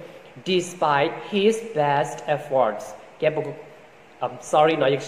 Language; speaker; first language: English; non-native, fluent; S'gaw Karen